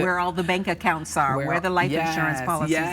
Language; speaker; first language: English; native; English